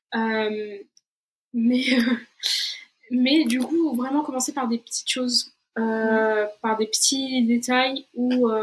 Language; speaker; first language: French; non-native, fluent; Portuguese